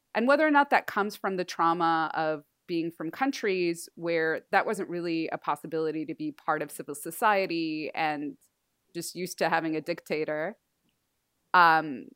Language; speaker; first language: English; native; English